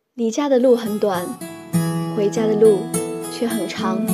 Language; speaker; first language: Chinese; native; Chinese